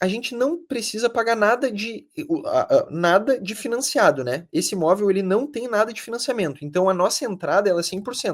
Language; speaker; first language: Portuguese; native; Portuguese